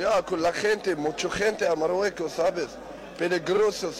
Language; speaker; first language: Spanish; non-native, learner; Arabic